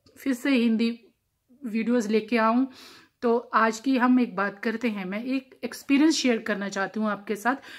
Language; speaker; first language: Hindi; non-native, local second language; Punjabi